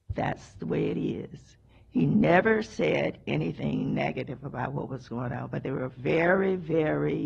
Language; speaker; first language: English; native; English